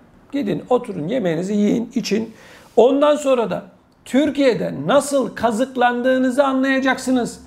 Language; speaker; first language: Turkish; native; Turkish